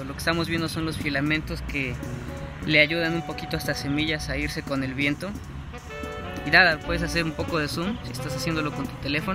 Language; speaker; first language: Spanish; native; Spanish